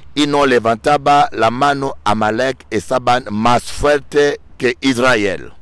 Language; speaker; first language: Spanish; non-native, learner; French